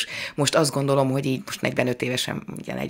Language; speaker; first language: Hungarian; native; Hungarian